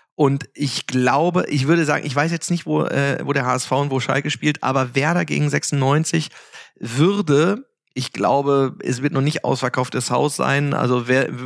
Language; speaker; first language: German; native; German